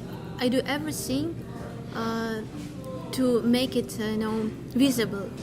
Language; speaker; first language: English; non-native, learner; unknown